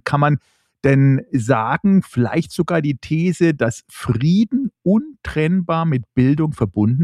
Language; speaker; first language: German; native; German